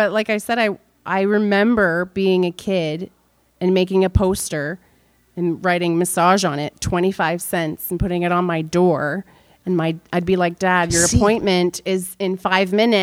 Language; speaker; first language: English; non-native, fluent; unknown